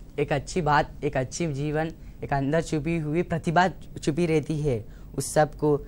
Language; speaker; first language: Hindi; non-native, local second language; Telugu